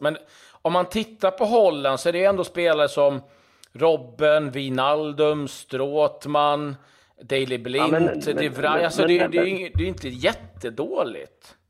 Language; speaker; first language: Swedish; native; Swedish